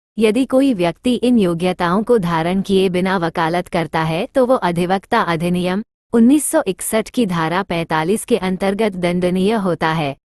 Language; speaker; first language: Hindi; native; Hindi